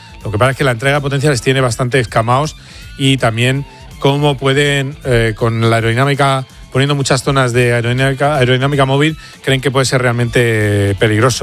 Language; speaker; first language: Spanish; native; Spanish